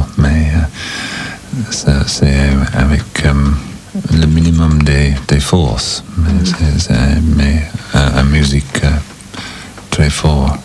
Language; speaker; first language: French; non-native, fluent; English